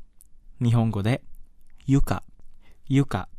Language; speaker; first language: Japanese; non-native, fluent; Indonesian